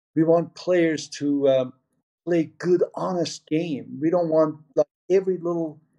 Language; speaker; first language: English; early bilingual, other home language; Persian